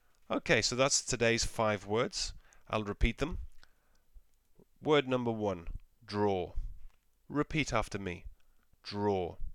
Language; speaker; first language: English; native; English